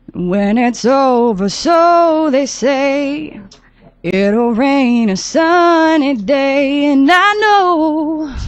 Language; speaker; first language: English; native; English